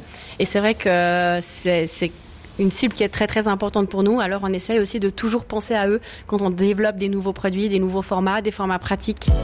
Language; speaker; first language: French; native; French